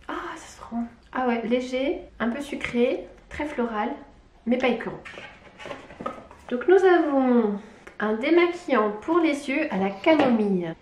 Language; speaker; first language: French; native; French